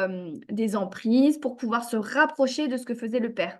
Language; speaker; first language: French; native; French